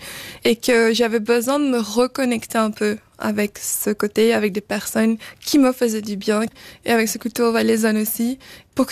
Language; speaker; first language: French; early bilingual, other home language; Portuguese